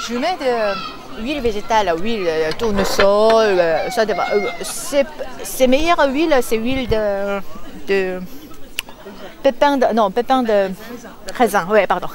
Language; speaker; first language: French; non-native, learner; Korean